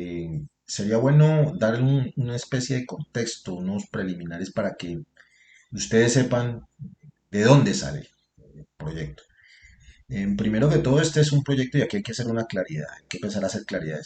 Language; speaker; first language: Spanish; native; Spanish